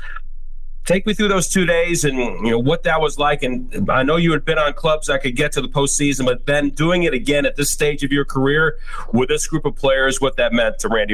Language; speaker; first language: English; native; English